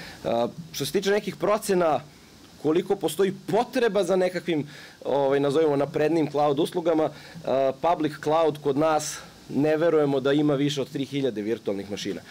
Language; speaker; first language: Serbian; native; Serbian